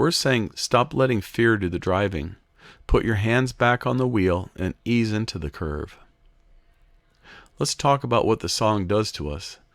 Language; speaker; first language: English; native; English